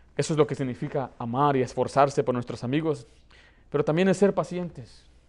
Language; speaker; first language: Spanish; early bilingual, heritage; Spanish